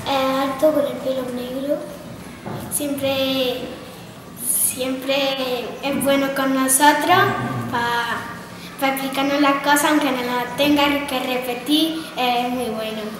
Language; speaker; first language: Spanish; native; Spanish